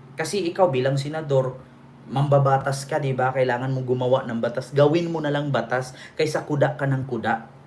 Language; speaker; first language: Filipino; non-native, local second language; Cebuano